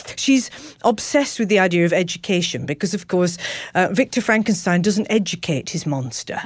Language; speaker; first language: English; native; English